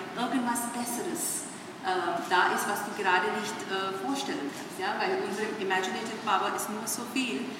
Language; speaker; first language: German; non-native, fluent; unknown